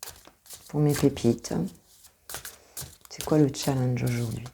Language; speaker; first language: French; native; French